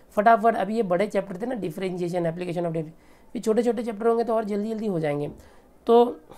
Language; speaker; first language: Hindi; native; Hindi